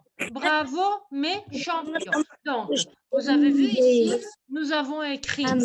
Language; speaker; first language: French; non-native, local second language; Arabic